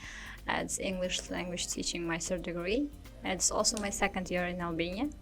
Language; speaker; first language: English; non-native, learner; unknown